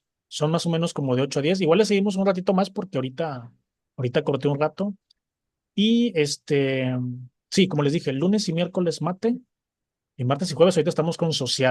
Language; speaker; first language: Spanish; native; Spanish